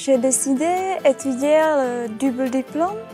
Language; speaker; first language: French; non-native, fluent; Czech